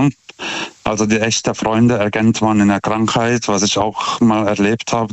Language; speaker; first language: German; non-native, fluent; Lithuanian